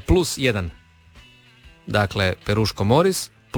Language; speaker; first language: Serbian; native; Serbian